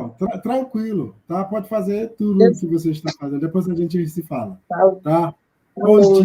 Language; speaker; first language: Portuguese; non-native, learner; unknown